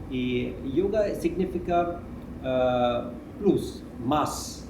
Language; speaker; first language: Spanish; non-native, fluent; Hindi